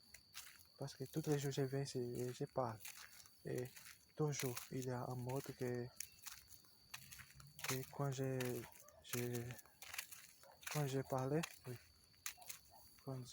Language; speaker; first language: French; non-native, learner; Portuguese